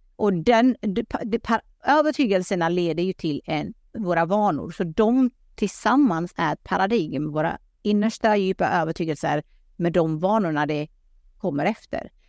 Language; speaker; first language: Swedish; early bilingual, other home language; Pashto